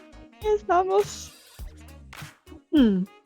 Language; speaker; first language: Spanish; non-native, fluent; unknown